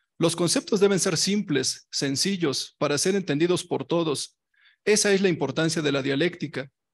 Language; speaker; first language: Spanish; native; Spanish